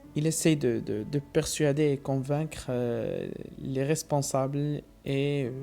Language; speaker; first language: French; non-native, local second language; Arabic